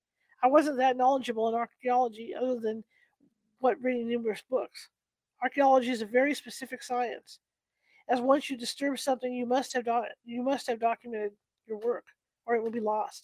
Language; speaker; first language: English; native; English